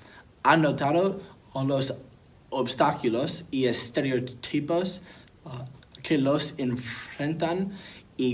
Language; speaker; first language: Spanish; non-native, learner; English